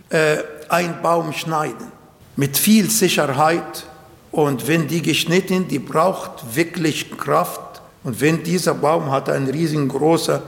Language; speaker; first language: German; non-native, fluent; Arabic